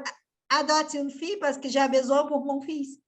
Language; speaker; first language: French; non-native, fluent; Portuguese